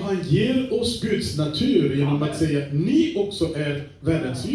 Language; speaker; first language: Swedish; non-native, fluent; French